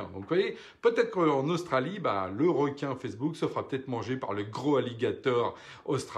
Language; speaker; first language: French; native; French